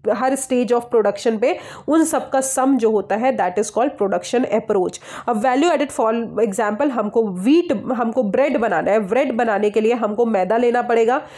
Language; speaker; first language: Hindi; native; Hindi